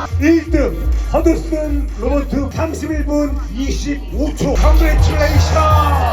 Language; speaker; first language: Korean; native; Korean